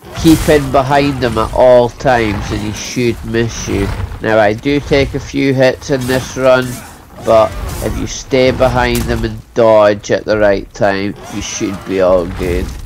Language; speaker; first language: English; native; English